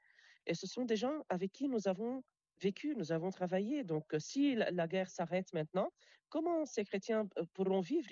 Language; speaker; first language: French; non-native, local second language; Arabic